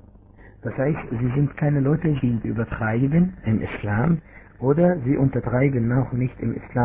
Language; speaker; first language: German; non-native, fluent; Arabic